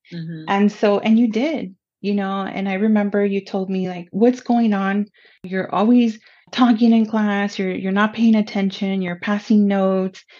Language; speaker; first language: English; early bilingual, other home language; Spanish